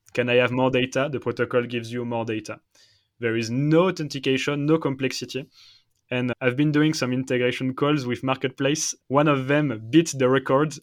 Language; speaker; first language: English; non-native, fluent; French